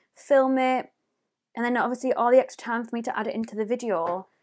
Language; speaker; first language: English; native; English